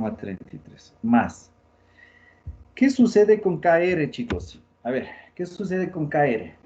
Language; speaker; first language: Spanish; native; Spanish